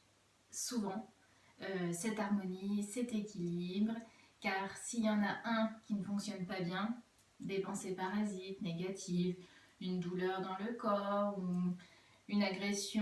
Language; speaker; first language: French; native; French